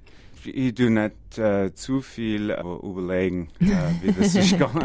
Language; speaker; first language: German; non-native, learner; English